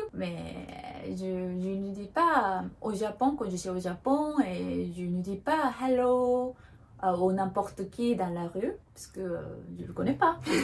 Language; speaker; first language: French; non-native, learner; Japanese